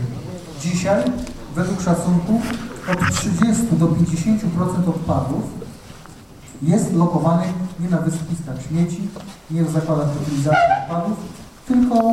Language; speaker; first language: Polish; native; Polish